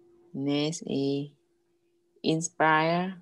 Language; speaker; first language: English; non-native, learner; Vietnamese